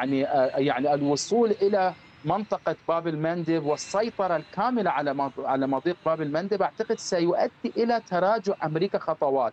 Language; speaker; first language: Arabic; non-native, fluent; Persian